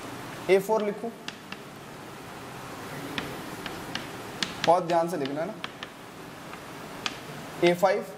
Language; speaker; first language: Hindi; native; Hindi